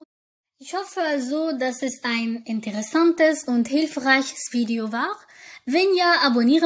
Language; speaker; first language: German; non-native, fluent; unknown